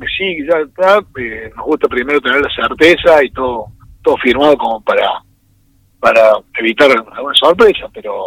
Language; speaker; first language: Spanish; native; Spanish